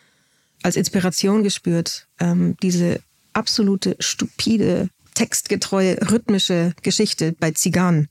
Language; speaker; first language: German; native; German